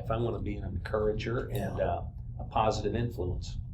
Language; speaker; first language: English; native; English